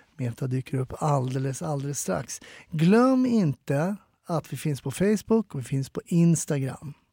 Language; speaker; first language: Swedish; native; Swedish